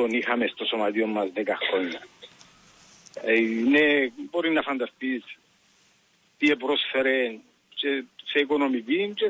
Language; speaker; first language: Greek; native; Greek